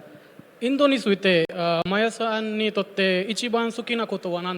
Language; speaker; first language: Japanese; non-native, learner; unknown